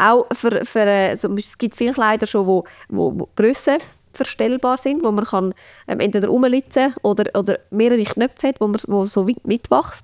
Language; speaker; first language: German; native; German